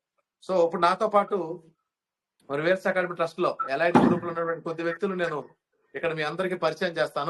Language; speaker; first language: Telugu; native; Telugu